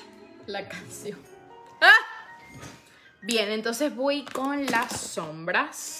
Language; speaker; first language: Spanish; native; Spanish